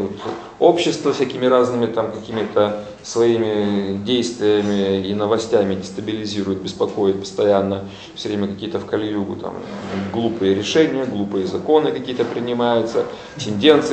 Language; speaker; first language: Russian; native; Russian